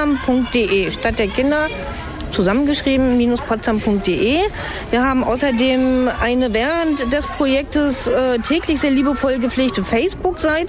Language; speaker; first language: German; native; German